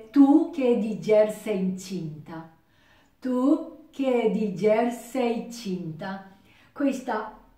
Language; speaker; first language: Italian; non-native, learner; Japanese